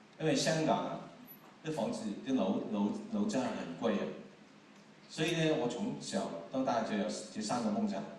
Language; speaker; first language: Chinese; non-native, local second language; Cantonese